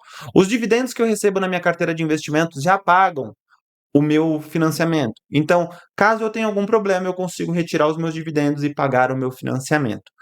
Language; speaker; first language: Portuguese; native; Portuguese